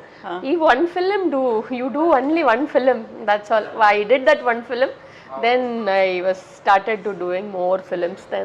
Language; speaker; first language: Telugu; non-native, learner; Tamil